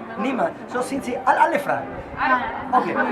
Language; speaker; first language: German; non-native, learner; Italian